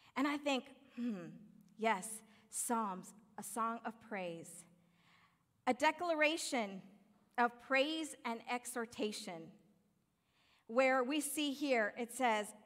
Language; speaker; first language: English; early bilingual, other home language; Spanish